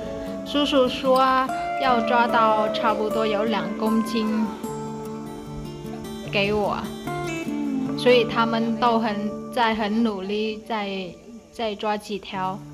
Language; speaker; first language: Chinese; non-native, fluent; Vietnamese